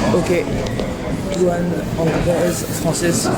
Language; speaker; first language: French; native; French